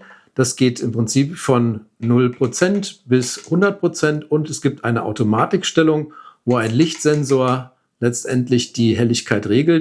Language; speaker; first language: German; native; German